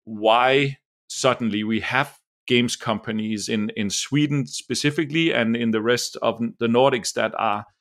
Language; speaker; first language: English; non-native, fluent; Danish